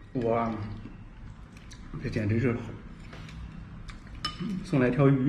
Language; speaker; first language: Chinese; native; Chinese